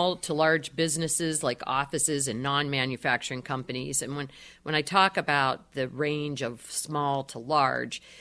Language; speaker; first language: English; native; English